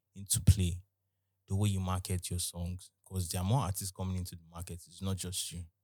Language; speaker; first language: English; non-native, local second language; Yoruba